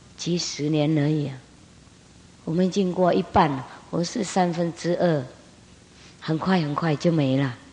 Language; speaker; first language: Chinese; non-native, fluent; Vietnamese